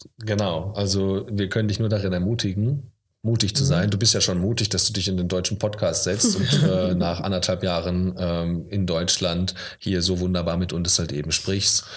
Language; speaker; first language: German; native; German